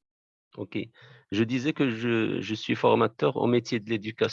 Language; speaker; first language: French; non-native, local second language; Arabic